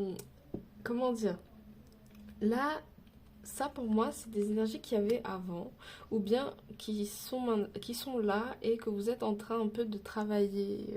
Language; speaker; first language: French; native; French